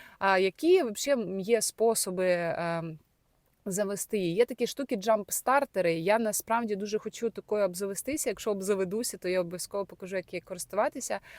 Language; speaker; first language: Ukrainian; native; Ukrainian